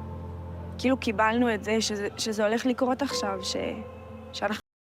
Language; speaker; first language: Hebrew; native; Hebrew